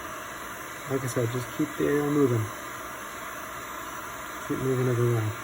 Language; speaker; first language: English; native; English